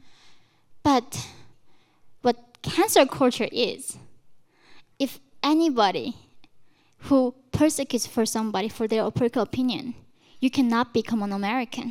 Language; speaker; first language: English; non-native, fluent; Korean